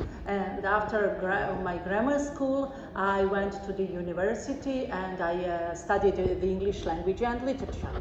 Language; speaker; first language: English; non-native, fluent; Serbian